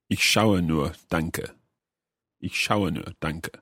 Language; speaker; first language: German; non-native, learner; English